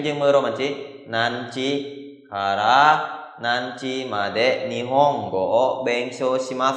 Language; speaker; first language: Japanese; non-native, fluent; Khmer